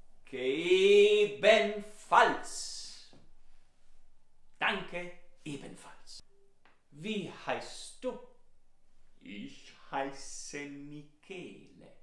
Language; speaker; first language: German; non-native, fluent; Italian